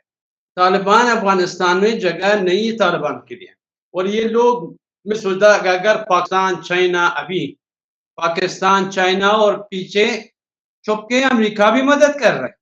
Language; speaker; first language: Hindi; non-native, fluent; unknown